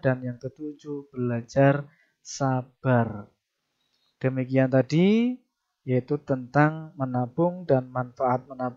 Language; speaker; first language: Indonesian; native; Indonesian